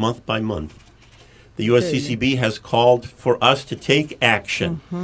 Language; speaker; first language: English; native; English